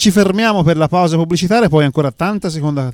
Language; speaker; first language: Italian; native; Italian